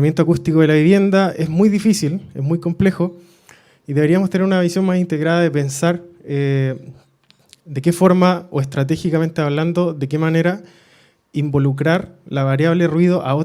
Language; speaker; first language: Spanish; native; Spanish